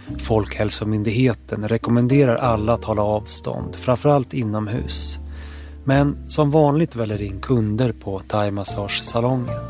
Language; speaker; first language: Swedish; native; Swedish